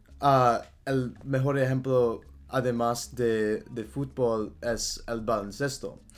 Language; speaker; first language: Spanish; non-native, learner; English